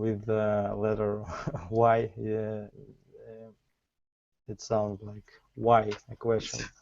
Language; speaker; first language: English; non-native, learner; Russian